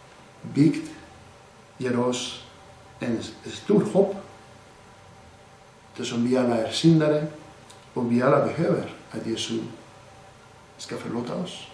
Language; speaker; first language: Swedish; non-native, fluent; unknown